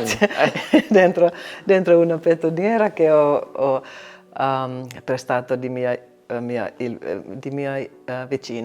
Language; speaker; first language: Italian; non-native, learner; Finnish